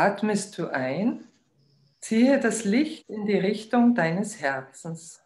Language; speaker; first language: German; native; German